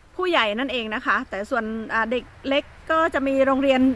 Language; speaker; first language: Thai; native; Thai